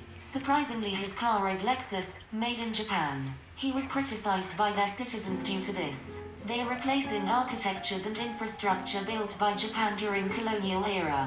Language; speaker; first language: English; non-native, fluent; Japanese